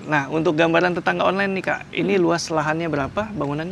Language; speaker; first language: Indonesian; native; Indonesian